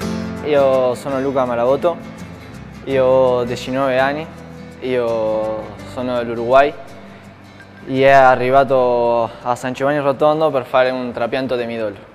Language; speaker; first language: Italian; non-native, learner; Spanish